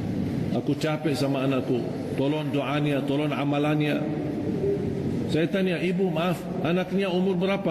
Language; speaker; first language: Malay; non-native, fluent; Arabic